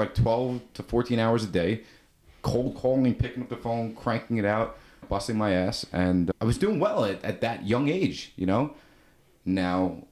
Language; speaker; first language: English; native; English